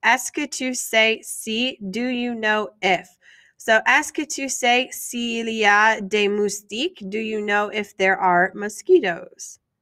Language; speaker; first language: French; non-native, fluent; English